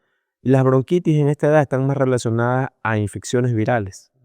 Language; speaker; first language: Spanish; native; Spanish